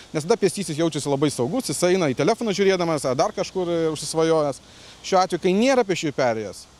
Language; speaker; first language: Lithuanian; native; Lithuanian